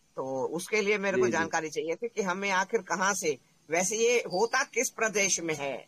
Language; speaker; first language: Hindi; native; Hindi